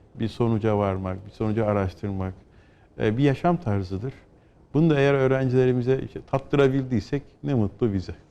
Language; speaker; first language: Turkish; native; Turkish